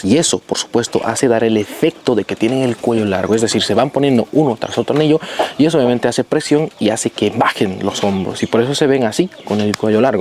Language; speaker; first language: Spanish; native; Spanish